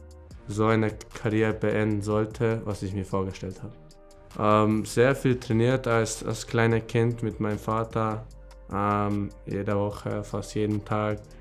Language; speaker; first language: German; non-native, fluent; Hungarian